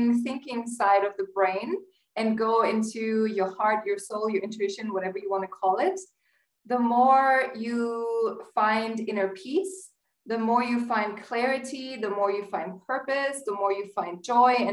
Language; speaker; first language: English; non-native, fluent; German